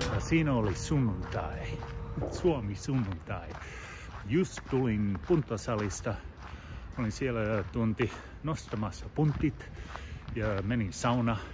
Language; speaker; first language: Finnish; non-native, learner; English